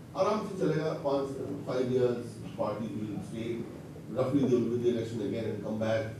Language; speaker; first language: English; non-native, local second language; Bangla